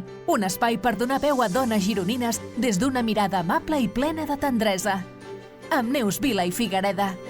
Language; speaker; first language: Catalan; native; Catalan